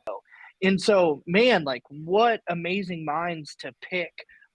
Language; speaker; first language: English; native; English